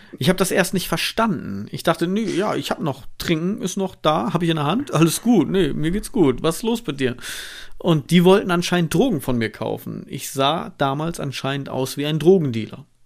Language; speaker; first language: German; native; German